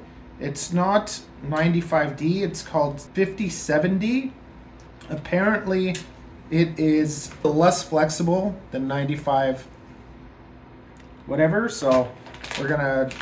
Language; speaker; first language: English; native; English